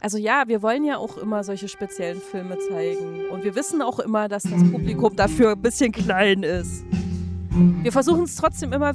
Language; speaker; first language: German; native; German